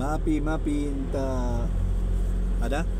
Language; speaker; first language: Arabic; non-native, learner; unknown